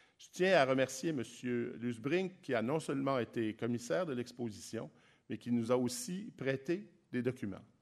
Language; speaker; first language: French; native; French